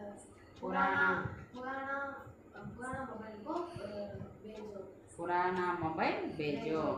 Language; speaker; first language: Hindi; non-native, learner; Tamil